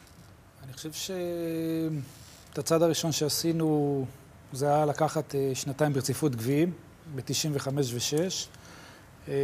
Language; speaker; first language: Hebrew; native; Hebrew